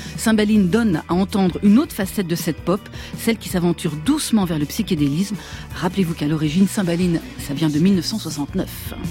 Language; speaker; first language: French; native; French